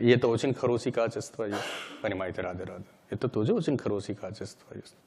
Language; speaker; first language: Russian; non-native, learner; Hindi